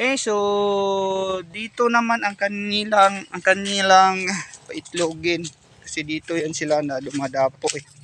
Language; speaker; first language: Filipino; non-native, local second language; Cebuano